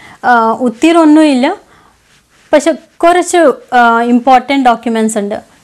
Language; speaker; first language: Malayalam; non-native, local second language; Telugu